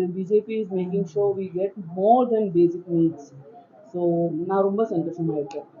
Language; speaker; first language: Tamil; non-native, learner; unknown